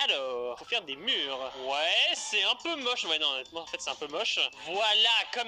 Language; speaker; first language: French; native; French